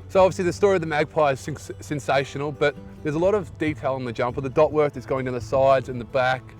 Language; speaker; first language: English; native; English